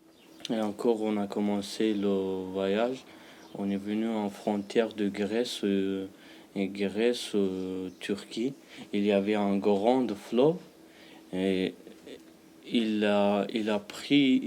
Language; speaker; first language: French; non-native, learner; Pashto